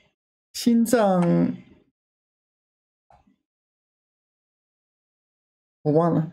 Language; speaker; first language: Chinese; non-native, learner; English